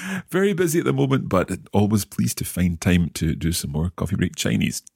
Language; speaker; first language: English; native; English